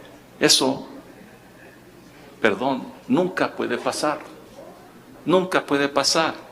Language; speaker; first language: Spanish; non-native, fluent; English